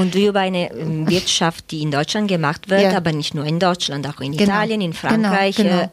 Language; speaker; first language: German; non-native, fluent; Italian